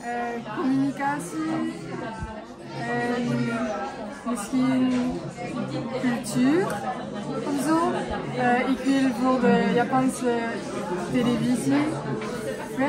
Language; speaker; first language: Dutch; non-native, learner; French